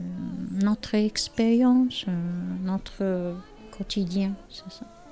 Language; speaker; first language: French; non-native, learner; Albanian